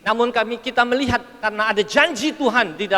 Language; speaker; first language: Indonesian; native; Indonesian